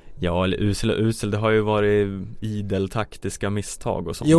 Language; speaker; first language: Swedish; native; Swedish